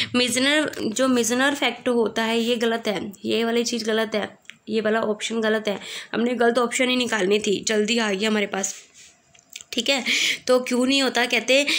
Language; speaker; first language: Hindi; non-native, local second language; Punjabi